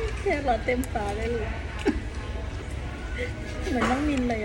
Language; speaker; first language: Thai; native; Thai